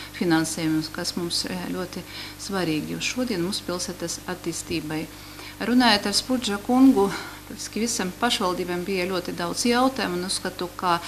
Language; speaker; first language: Latvian; non-native, local second language; Russian